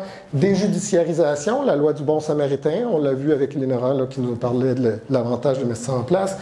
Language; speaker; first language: French; native; French